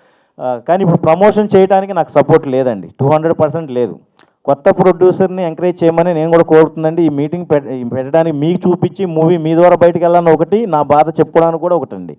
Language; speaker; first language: Telugu; native; Telugu